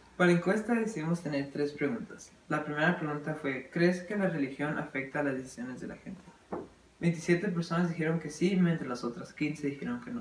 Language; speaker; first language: Spanish; early bilingual, heritage; Spanish